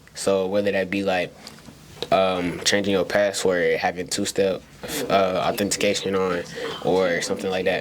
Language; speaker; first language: English; native; English